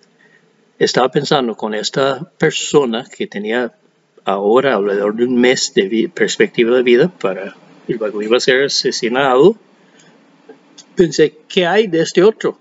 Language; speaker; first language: Spanish; non-native, fluent; English